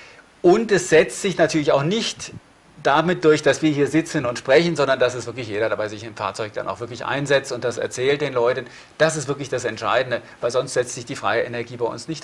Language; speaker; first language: German; native; German